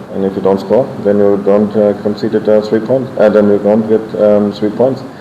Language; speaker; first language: English; non-native, fluent; German